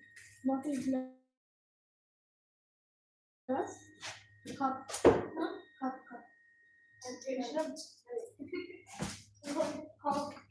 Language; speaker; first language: Arabic; non-native, learner; Tigrinya